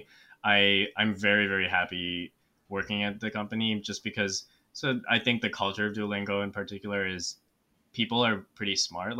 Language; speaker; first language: English; native; English